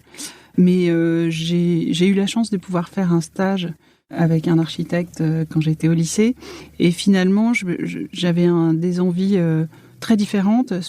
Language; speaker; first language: French; native; French